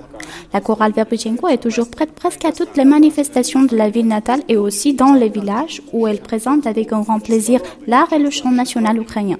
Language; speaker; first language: French; non-native, fluent; Armenian